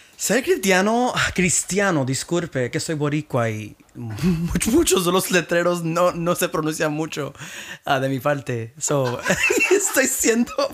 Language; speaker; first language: Spanish; early bilingual, heritage; Spanish